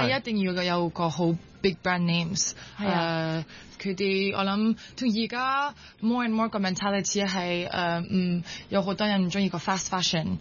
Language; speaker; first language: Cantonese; non-native, local second language; French